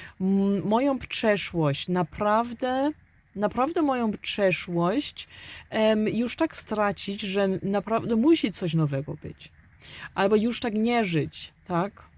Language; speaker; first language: Polish; early bilingual, heritage; German